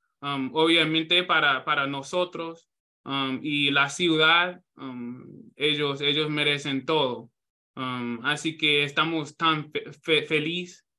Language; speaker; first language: Spanish; non-native, learner; English